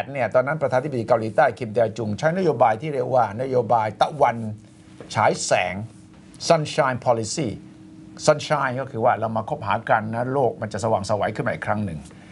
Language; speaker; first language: Thai; native; Thai